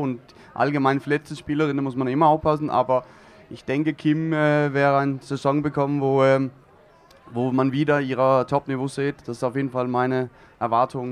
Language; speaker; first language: German; non-native, fluent; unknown